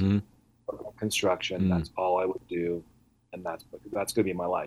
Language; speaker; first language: English; early bilingual, other home language; Italian